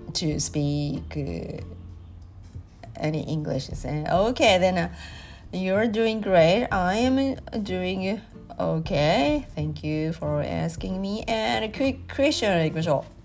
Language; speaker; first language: English; non-native, learner; Japanese